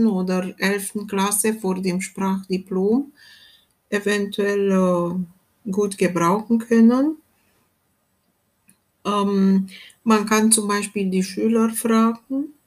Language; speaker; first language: German; non-native, fluent; Romanian